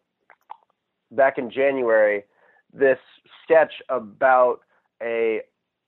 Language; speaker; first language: English; native; English